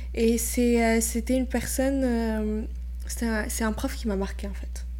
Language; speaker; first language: French; non-native, local second language; Arabic